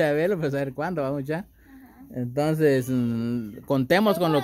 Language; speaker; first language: Spanish; native; Spanish